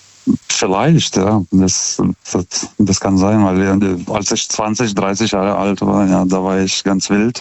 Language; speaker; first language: German; non-native, fluent; Lithuanian